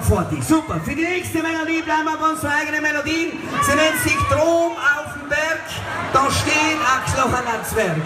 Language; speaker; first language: German; native; German